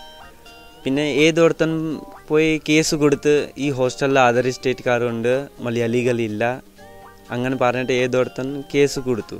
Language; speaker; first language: Malayalam; early bilingual, other home language; Hindi